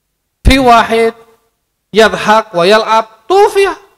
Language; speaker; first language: Arabic; non-native, fluent; Indonesian